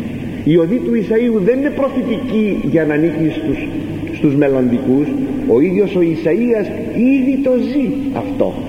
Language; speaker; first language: Greek; native; Greek